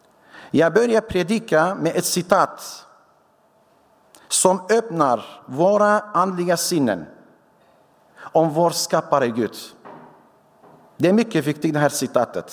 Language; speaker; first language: Swedish; non-native, fluent; Syriac